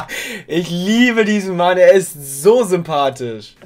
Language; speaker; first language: German; native; German